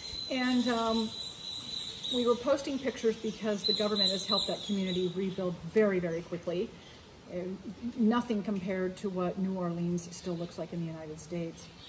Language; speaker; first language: English; native; English